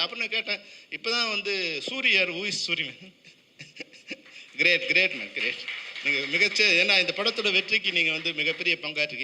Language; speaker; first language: Tamil; native; Tamil